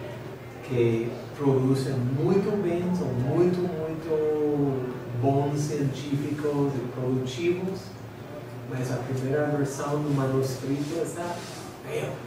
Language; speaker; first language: Portuguese; non-native, learner; English